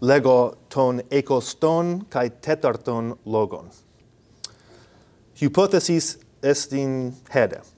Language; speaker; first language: Greek; non-native, fluent; English